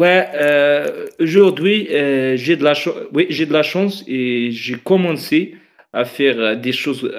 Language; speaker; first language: French; non-native, learner; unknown